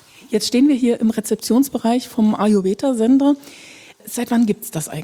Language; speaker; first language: German; native; German